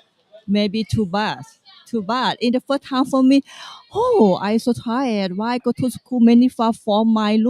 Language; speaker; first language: English; non-native, learner; Thai